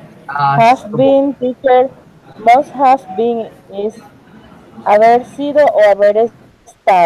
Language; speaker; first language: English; non-native, learner; Spanish